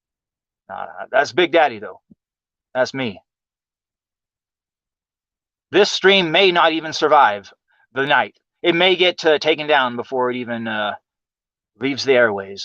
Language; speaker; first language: English; native; English